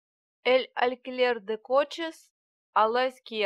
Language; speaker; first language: Spanish; non-native, learner; Russian